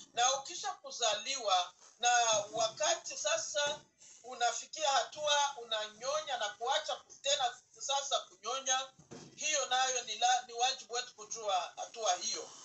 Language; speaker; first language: Swahili; native; Swahili